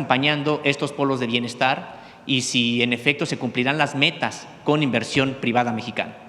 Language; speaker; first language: Spanish; native; Spanish